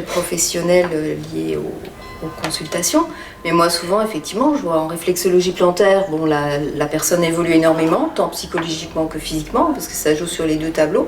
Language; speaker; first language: French; native; French